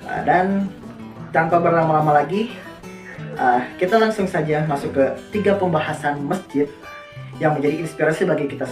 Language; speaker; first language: Indonesian; native; Indonesian